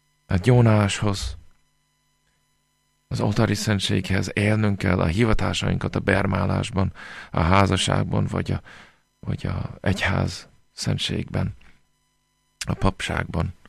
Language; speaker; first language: Hungarian; non-native, fluent; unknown